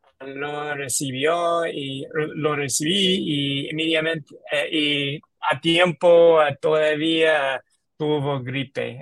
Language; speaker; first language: Spanish; non-native, learner; English